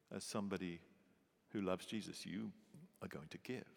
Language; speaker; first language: English; native; English